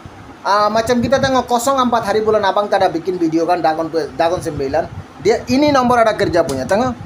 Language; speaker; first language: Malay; non-native, learner; Bangla